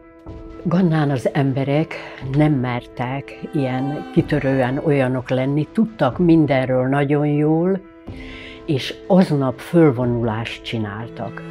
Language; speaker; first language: Hungarian; native; Hungarian